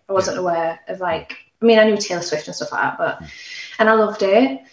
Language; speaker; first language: English; native; English